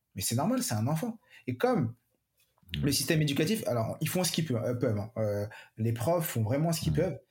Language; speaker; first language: French; native; French